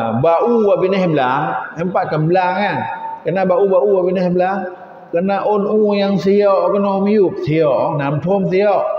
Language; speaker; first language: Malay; non-native, local second language; Achinese